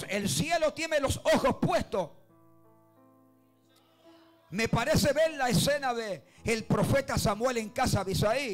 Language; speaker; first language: Spanish; native; Spanish